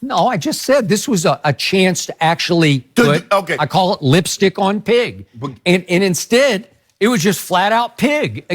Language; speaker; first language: English; native; English